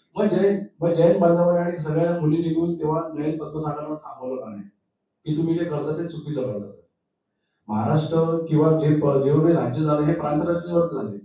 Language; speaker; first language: Marathi; native; Marathi